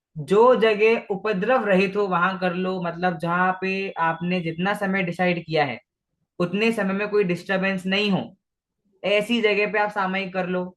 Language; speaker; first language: Hindi; non-native, local second language; Marathi